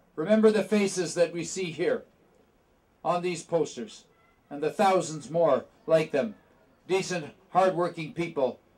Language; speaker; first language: English; native; English